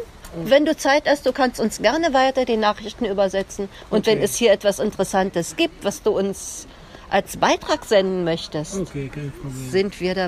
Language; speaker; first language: German; native; German